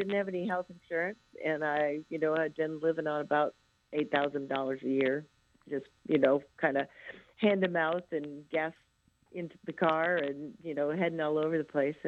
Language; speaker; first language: English; native; English